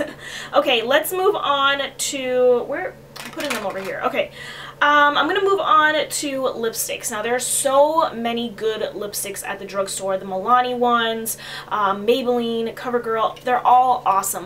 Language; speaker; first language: English; native; English